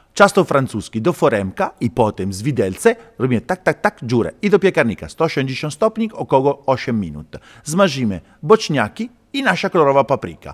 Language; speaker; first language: Polish; non-native, learner; Italian